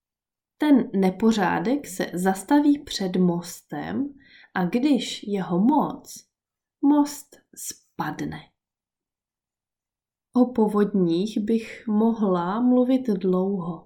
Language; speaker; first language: Czech; native; Czech